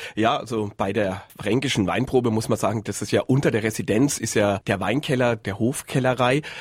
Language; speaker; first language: German; native; German